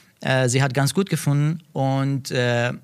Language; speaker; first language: German; non-native, learner; Persian